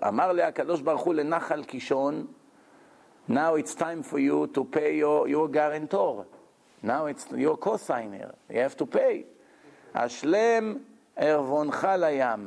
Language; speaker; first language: English; non-native, fluent; Hebrew